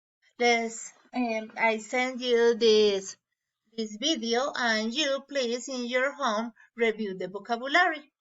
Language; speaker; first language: English; non-native, learner; Spanish